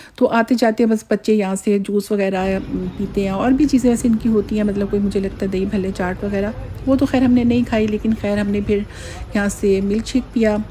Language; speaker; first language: Urdu; native; Urdu